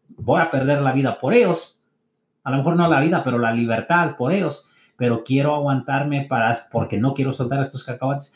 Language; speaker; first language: Spanish; early bilingual, heritage; English